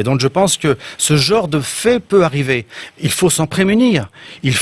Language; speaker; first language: French; native; French